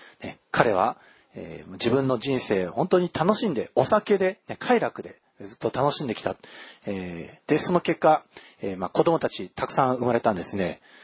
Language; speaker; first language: Japanese; native; Japanese